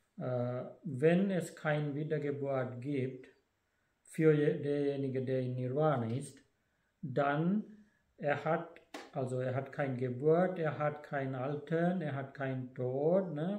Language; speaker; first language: German; non-native, fluent; Sinhala